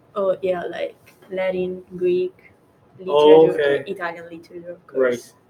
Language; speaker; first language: English; non-native, fluent; Italian